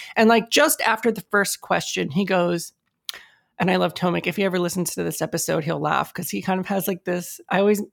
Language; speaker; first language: English; native; English